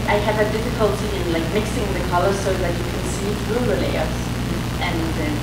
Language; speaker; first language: English; non-native, fluent; Danish